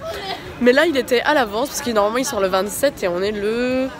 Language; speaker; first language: French; native; French